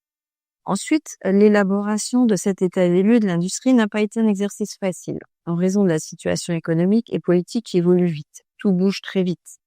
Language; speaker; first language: French; native; French